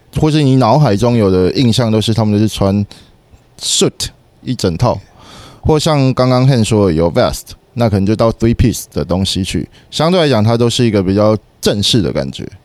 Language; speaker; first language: Chinese; native; Chinese